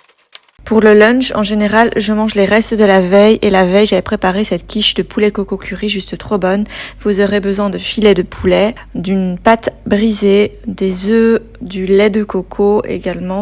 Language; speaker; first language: French; native; French